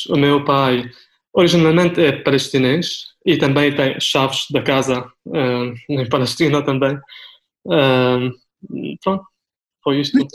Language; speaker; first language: Portuguese; non-native, fluent; Arabic